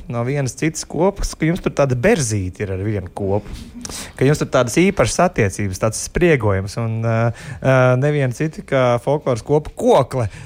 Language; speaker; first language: Latvian; native; Latvian